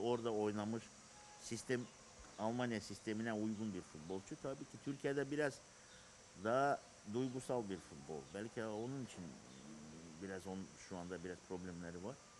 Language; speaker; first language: Turkish; non-native, learner; Russian